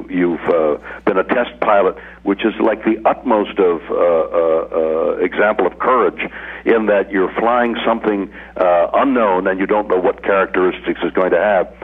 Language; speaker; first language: English; native; English